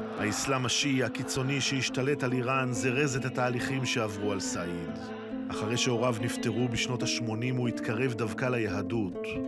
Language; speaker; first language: Hebrew; native; Hebrew